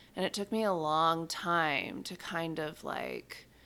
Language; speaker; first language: English; native; English